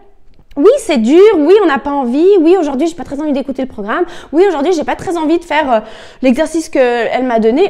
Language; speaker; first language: French; native; French